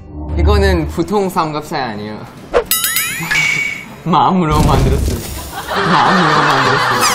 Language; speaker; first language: Korean; non-native, learner; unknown